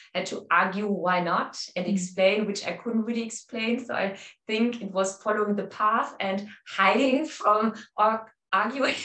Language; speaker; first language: English; non-native, fluent; German